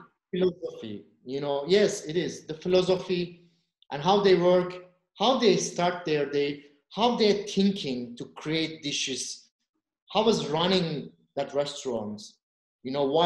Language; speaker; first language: English; non-native, fluent; Turkish